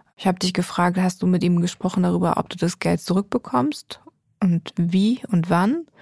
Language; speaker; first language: German; native; German